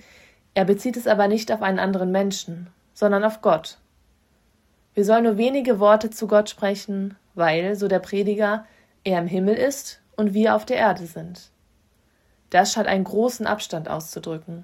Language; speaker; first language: German; native; German